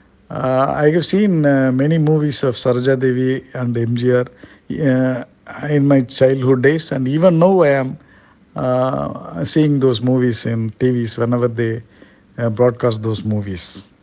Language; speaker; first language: English; non-native, local second language; Tamil